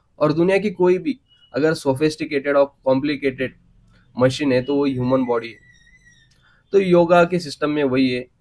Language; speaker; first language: Hindi; non-native, local second language; Marathi